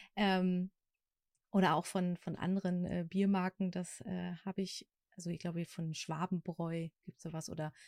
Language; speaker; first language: German; native; German